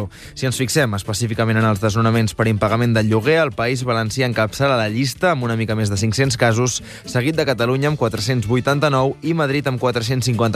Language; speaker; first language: Catalan; native; Catalan